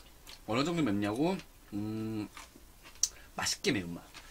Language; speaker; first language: Korean; native; Korean